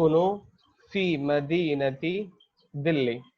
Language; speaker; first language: Arabic; non-native, fluent; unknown